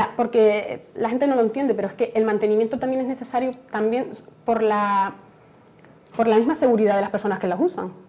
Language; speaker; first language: Spanish; native; Spanish